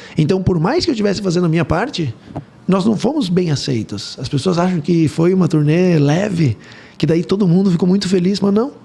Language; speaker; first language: Portuguese; early bilingual, heritage; Portuguese